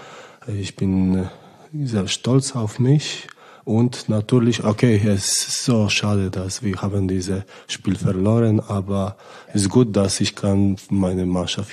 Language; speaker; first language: German; non-native, learner; Polish